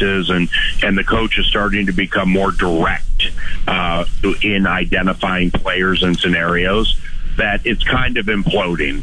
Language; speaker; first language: English; native; English